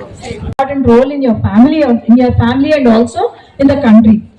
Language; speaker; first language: English; non-native, local second language; Telugu